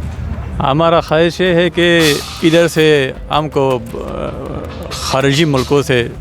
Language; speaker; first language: Hindi; non-native, learner; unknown